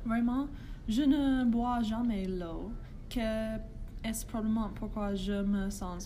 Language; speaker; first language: French; non-native, learner; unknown